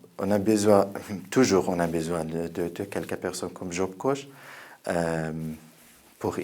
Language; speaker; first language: French; non-native, learner; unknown